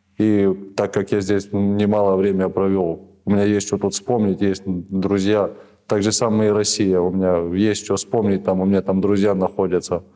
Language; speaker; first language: Russian; native; Russian